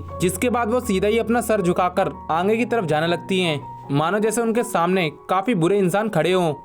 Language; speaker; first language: Hindi; native; Hindi